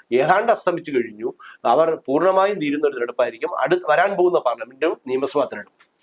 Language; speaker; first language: Malayalam; native; Malayalam